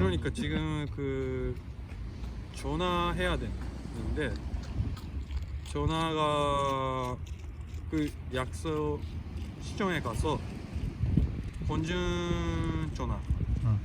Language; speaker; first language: Korean; non-native, fluent; Japanese